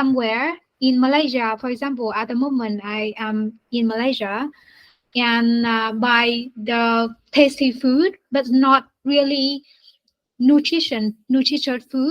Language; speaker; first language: English; non-native, learner; Vietnamese